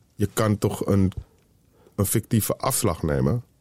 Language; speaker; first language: Dutch; native; Dutch